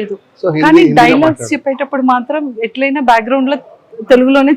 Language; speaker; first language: Telugu; native; Telugu